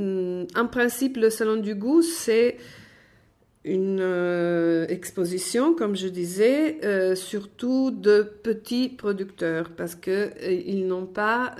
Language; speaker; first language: French; non-native, fluent; Italian